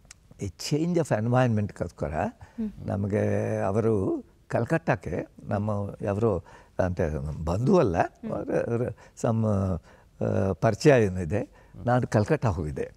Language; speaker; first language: Kannada; non-native, fluent; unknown